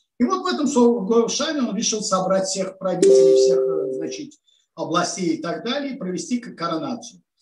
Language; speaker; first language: Russian; non-native, local second language; Azerbaijani